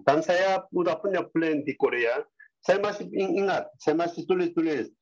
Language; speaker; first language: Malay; non-native, learner; Korean